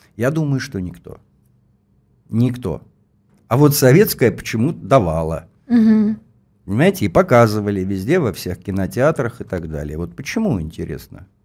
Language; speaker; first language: Russian; native; Russian